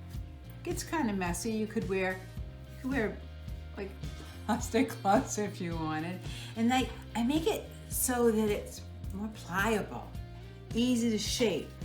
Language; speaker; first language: English; native; English